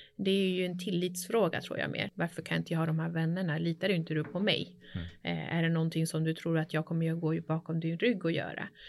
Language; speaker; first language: Swedish; early bilingual, other home language; Spanish